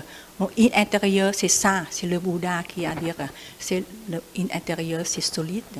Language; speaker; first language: French; non-native, learner; Vietnamese